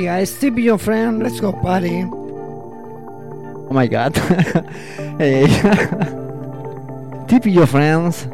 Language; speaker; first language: English; non-native, learner; Spanish